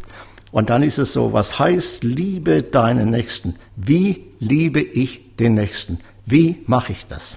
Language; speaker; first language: German; native; German